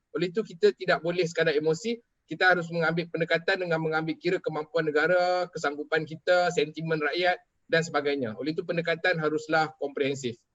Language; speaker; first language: Malay; native; Malay